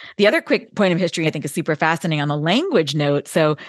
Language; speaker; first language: English; native; English